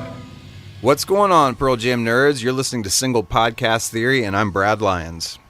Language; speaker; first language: English; native; English